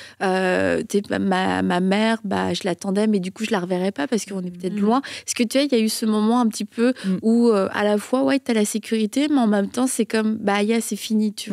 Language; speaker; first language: French; native; French